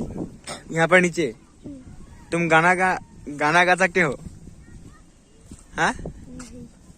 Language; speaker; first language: Hindi; non-native, local second language; Assamese